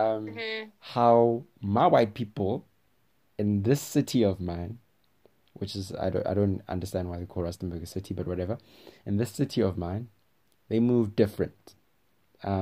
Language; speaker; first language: English; non-native, local second language; Tswana